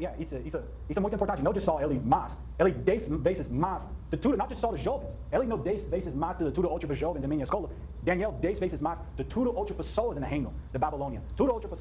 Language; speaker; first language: Portuguese; non-native, learner; English